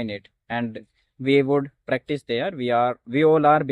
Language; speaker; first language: English; non-native, learner; Hindi